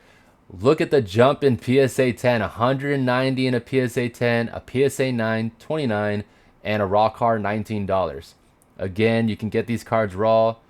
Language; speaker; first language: English; native; English